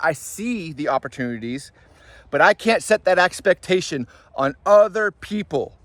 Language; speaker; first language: English; native; English